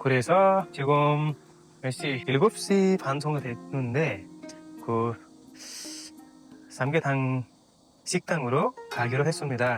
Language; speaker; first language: Korean; non-native, learner; Nepali